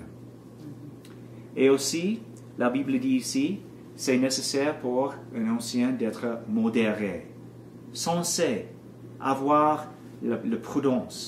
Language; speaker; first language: French; non-native, learner; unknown